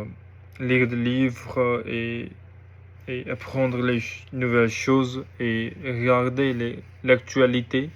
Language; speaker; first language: French; non-native, learner; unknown